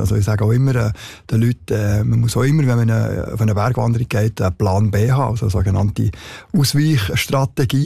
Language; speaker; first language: German; native; German